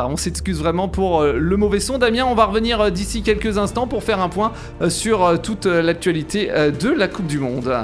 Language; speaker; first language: French; native; French